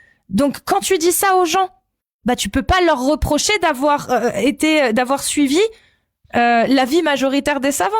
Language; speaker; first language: French; native; French